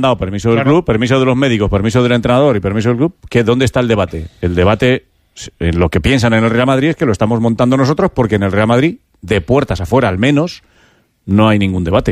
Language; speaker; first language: Spanish; native; Spanish